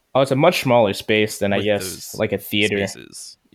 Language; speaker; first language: English; native; English